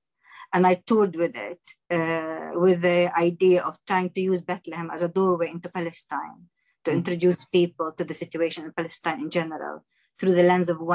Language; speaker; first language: English; non-native, fluent; Arabic